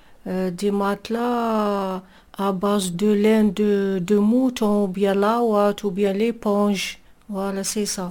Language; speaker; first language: French; non-native, local second language; Arabic